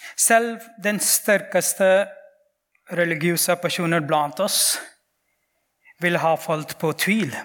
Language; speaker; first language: Norwegian; non-native, fluent; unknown